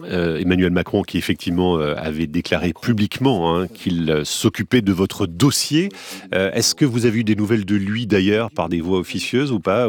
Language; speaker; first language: French; native; French